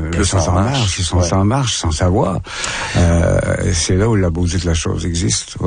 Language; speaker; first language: French; native; French